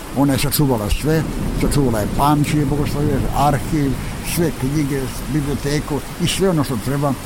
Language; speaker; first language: Serbian; native; Serbian